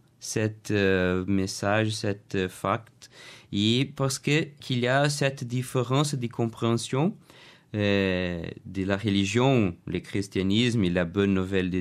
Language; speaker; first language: French; non-native, learner; Portuguese